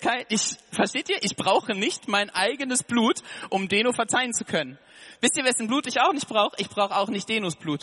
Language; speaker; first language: German; native; German